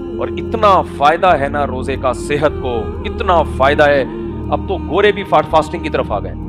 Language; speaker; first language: Urdu; native; Urdu